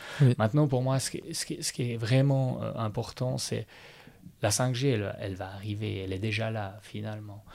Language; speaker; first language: French; native; French